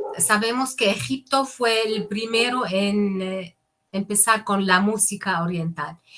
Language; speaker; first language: Spanish; non-native, fluent; Arabic